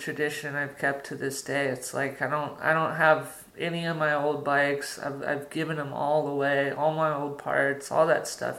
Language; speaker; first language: English; native; English